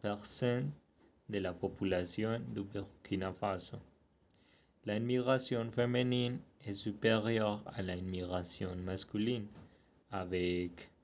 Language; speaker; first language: French; non-native, learner; Spanish